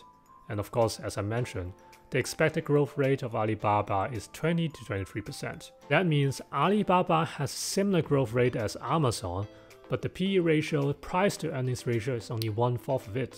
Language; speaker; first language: English; non-native, local second language; Cantonese